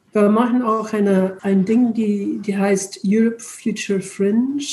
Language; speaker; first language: German; non-native, learner; English